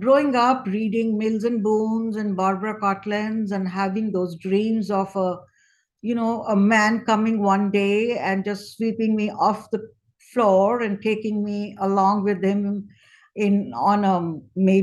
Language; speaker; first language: English; non-native, local second language; Hindi